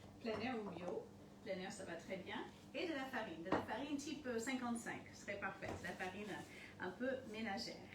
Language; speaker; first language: French; non-native, fluent; English